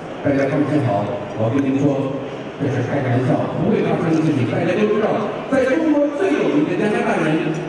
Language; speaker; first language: Chinese; non-native, fluent; English